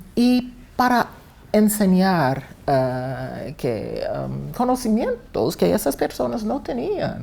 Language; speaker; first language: Spanish; non-native, fluent; English